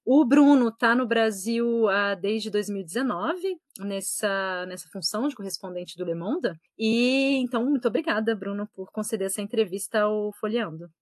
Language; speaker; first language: Portuguese; native; Portuguese